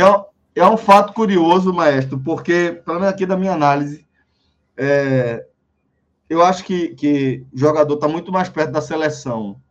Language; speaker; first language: Portuguese; native; Portuguese